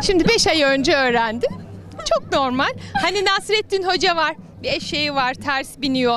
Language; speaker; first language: Turkish; native; Turkish